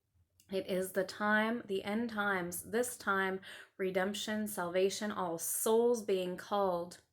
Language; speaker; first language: English; native; English